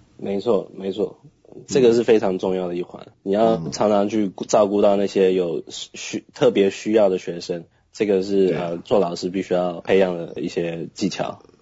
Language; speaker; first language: Chinese; early bilingual, heritage; Chinese